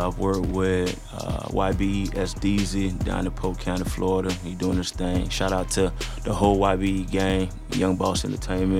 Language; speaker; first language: English; native; English